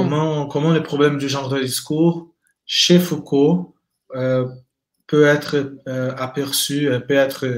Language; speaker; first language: French; non-native, fluent; Portuguese